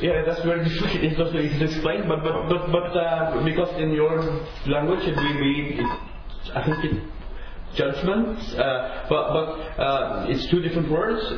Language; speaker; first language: English; non-native, fluent; Norwegian